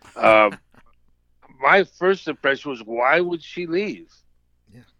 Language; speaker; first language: English; native; English